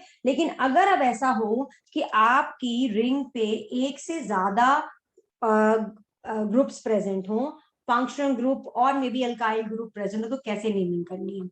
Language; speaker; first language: Hindi; native; Hindi